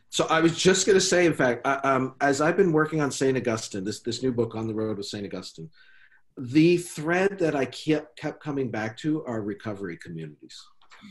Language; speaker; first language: English; native; English